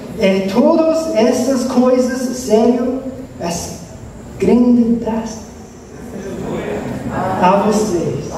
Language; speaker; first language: Portuguese; non-native, learner; English